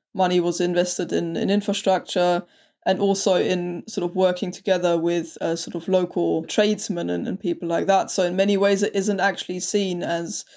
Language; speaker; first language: English; non-native, fluent; German